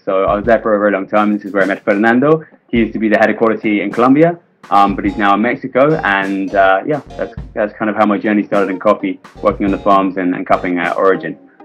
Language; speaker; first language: English; native; English